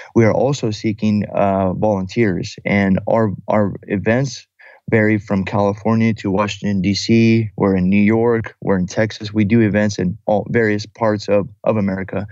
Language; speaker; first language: English; early bilingual, other home language; Russian